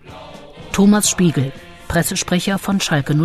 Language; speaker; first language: German; native; German